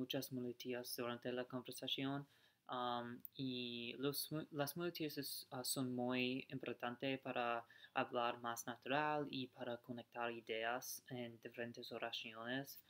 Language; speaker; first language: Spanish; non-native, learner; English